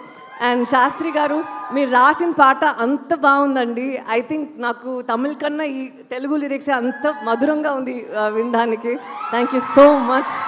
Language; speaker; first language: Telugu; non-native, local second language; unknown